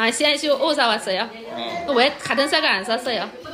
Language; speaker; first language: Korean; non-native, learner; Chinese